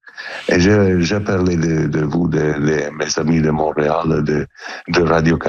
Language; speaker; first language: French; non-native, learner; Italian